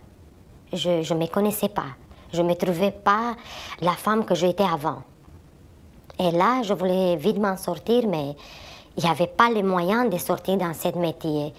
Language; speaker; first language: French; non-native, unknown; Romanian